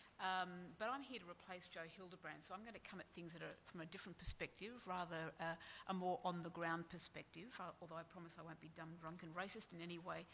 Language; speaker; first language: English; native; English